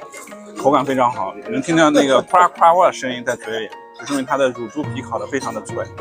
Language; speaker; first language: Chinese; native; Chinese